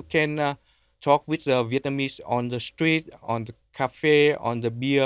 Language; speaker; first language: English; non-native, learner; Vietnamese